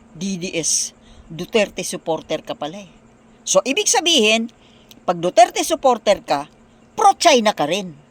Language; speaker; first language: Filipino; non-native, local second language; Bikol